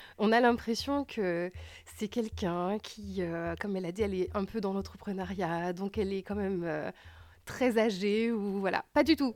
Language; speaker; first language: French; native; French